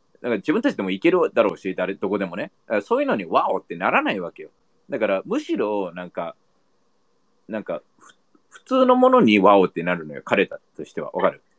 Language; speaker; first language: Japanese; non-native, fluent; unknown